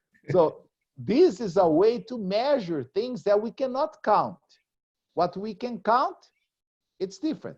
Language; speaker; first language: English; non-native, fluent; Portuguese